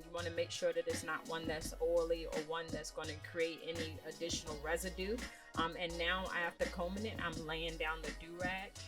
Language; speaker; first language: English; native; English